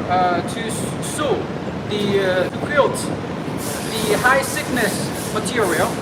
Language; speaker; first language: English; non-native, learner; Chinese